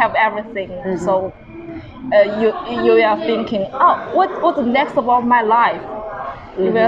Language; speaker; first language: English; non-native, learner; Chinese